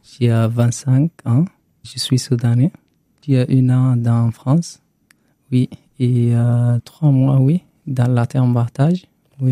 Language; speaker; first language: French; non-native, learner; Arabic